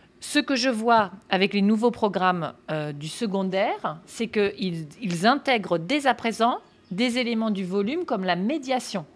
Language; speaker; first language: French; native; French